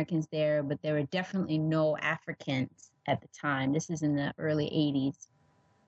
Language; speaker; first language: English; early bilingual, other home language; Oromo